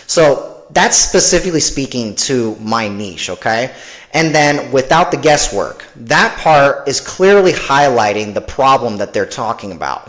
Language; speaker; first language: English; native; English